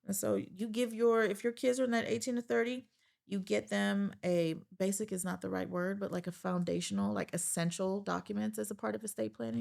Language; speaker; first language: English; native; English